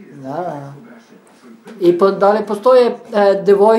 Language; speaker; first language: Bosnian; non-native, learner; Norwegian